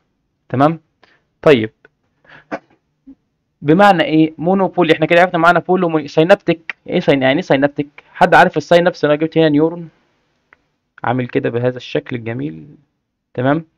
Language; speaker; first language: Arabic; native; Arabic